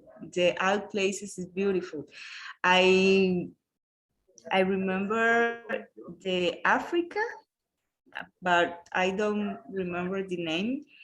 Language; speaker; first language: English; non-native, learner; Spanish